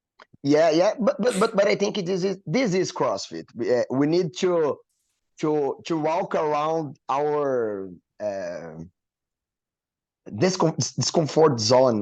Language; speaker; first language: English; non-native, learner; Portuguese